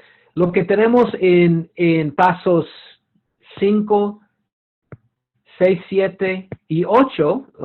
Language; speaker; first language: Spanish; non-native, fluent; English